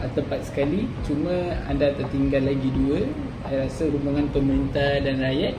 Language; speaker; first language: Malay; non-native, local second language; Tamil